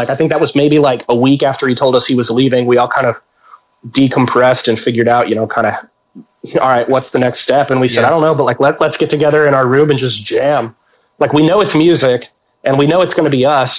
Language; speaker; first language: English; native; English